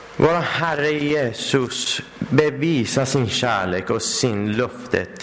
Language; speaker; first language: Swedish; non-native, learner; Persian